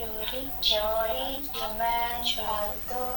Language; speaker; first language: Korean; non-native, learner; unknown